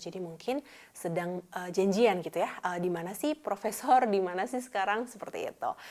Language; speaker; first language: Indonesian; native; Indonesian